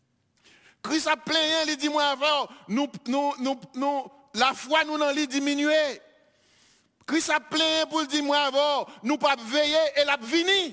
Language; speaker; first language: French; non-native, local second language; Haitian Creole